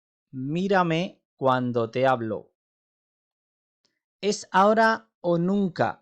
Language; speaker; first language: Spanish; non-native, fluent; Urdu